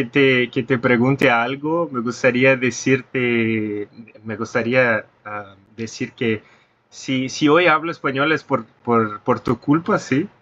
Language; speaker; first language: Spanish; non-native, fluent; Portuguese